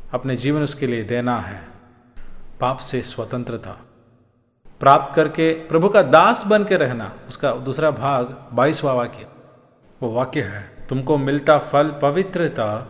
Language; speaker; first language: Hindi; non-native, local second language; Malayalam